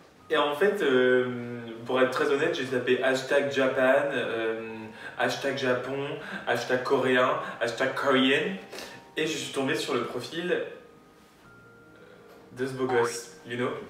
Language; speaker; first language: French; native; French